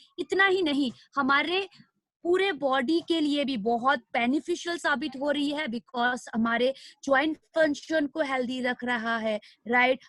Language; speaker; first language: Hindi; non-native, local second language; Nepali